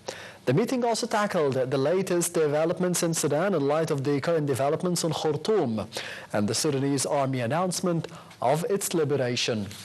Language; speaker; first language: English; non-native, local second language; Arabic